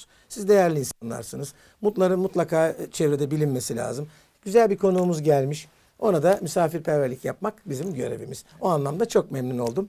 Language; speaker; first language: Turkish; native; Turkish